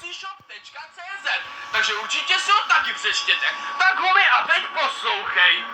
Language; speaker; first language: Czech; native; Czech